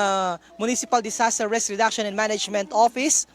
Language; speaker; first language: English; non-native, local second language; Filipino